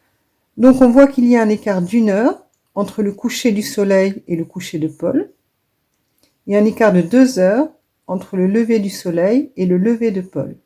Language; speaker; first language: French; native; French